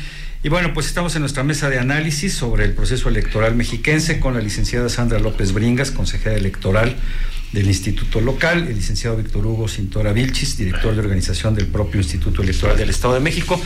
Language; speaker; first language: Spanish; native; Spanish